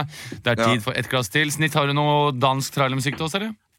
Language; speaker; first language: Norwegian; native; Norwegian